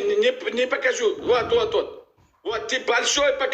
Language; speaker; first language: Russian; non-native, learner; Uzbek